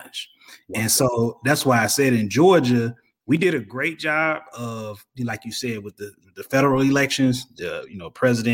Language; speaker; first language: English; native; English